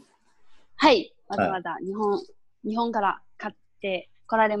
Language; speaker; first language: Japanese; non-native, fluent; Chinese